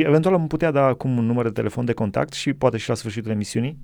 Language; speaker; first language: Romanian; native; Romanian